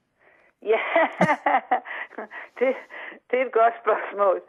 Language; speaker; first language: Danish; native; Danish